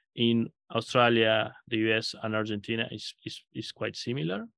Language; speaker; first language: English; non-native, fluent; Spanish